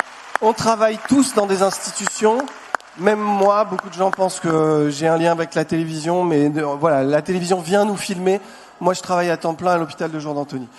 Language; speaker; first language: French; native; French